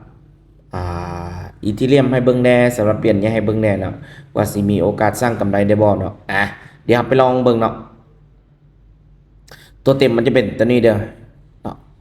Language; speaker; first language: Thai; non-native, local second language; Northeastern Thai